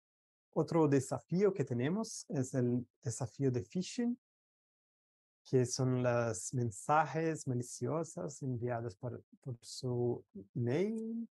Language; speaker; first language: Spanish; non-native, fluent; Portuguese